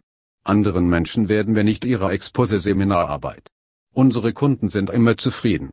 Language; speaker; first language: German; non-native, learner; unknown